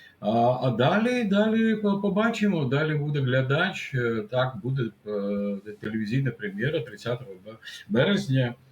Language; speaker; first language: Ukrainian; non-native, fluent; Georgian